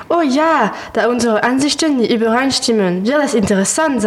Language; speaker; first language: German; non-native, learner; French